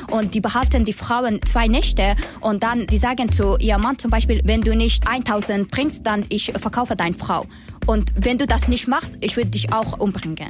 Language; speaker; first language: German; non-native, learner; Persian